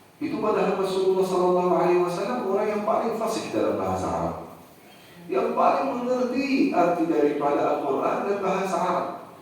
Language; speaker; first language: Indonesian; non-native, fluent; Arabic